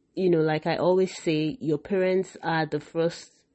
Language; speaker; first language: English; non-native, local second language; Yoruba